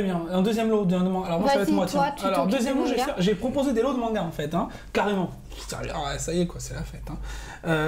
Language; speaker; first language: French; native; French